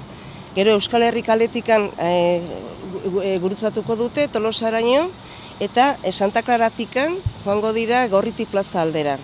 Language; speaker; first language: Basque; native; Basque